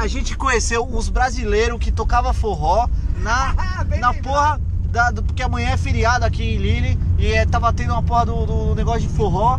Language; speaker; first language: Portuguese; native; Portuguese